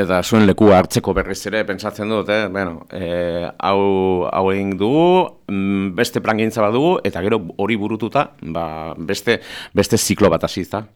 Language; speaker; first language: Basque; native; Basque